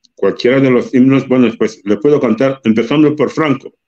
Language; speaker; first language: Spanish; non-native, local second language; Fang